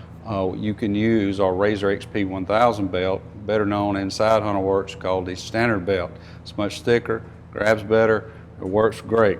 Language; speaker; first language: English; native; English